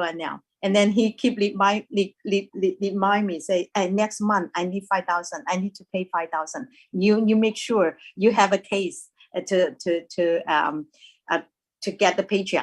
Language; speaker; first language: English; non-native, learner; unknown